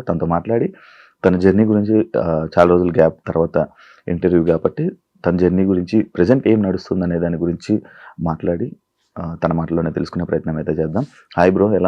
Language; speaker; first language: Telugu; native; Telugu